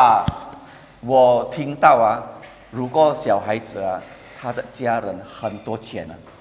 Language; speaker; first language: Chinese; early bilingual, heritage; Chinese